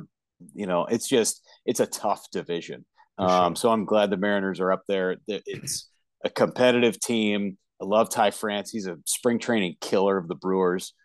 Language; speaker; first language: English; native; English